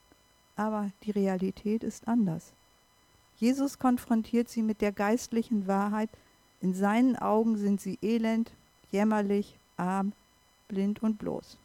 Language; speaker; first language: German; native; German